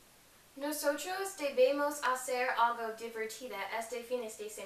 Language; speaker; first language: Spanish; non-native, learner; English